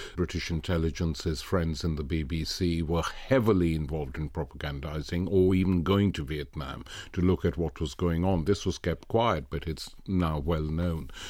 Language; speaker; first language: English; non-native, local second language; Punjabi